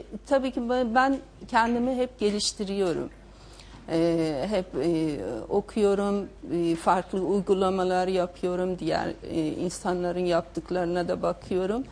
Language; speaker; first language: Turkish; non-native, fluent; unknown